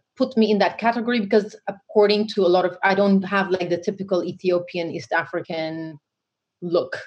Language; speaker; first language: English; non-native, fluent; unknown